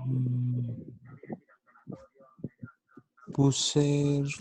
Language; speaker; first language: French; non-native, learner; Spanish